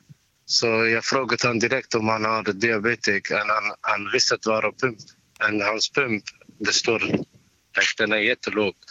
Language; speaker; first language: Swedish; non-native, fluent; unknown